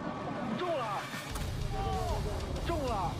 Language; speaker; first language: Chinese; native; Chinese